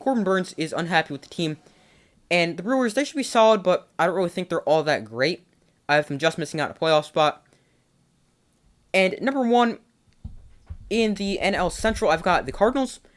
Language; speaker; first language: English; native; English